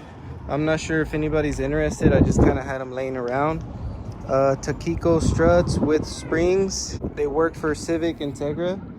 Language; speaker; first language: English; native; English